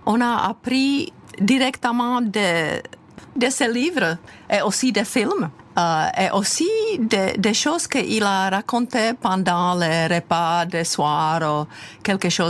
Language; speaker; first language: French; non-native, fluent; Czech